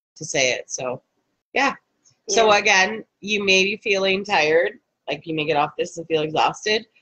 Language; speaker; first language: English; native; English